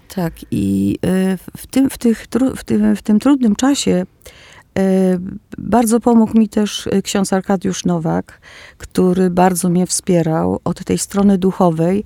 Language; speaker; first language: Polish; early bilingual, other home language; Greek